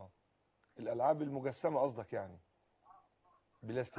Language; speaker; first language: Arabic; native; Arabic